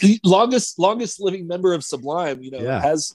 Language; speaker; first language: English; native; English